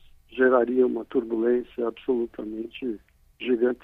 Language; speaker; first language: Portuguese; native; Portuguese